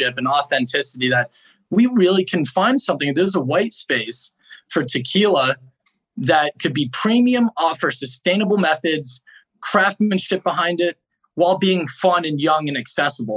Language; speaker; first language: English; native; English